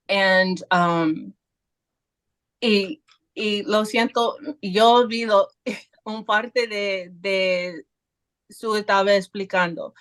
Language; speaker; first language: Spanish; non-native, learner; English